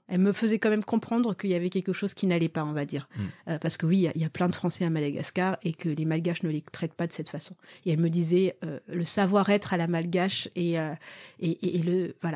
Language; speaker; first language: French; early bilingual, other home language; Malagasy